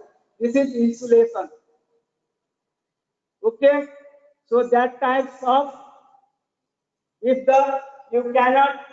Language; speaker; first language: English; non-native, learner; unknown